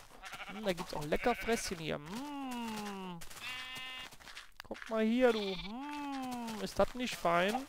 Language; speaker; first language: German; native; German